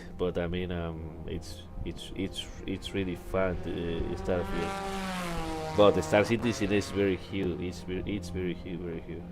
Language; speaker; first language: English; non-native, learner; Spanish